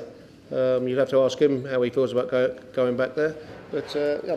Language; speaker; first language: English; native; English